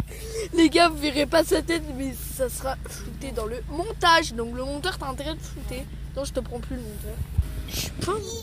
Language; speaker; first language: French; native; French